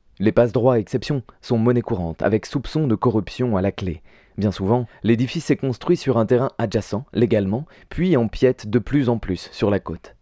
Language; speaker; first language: French; native; French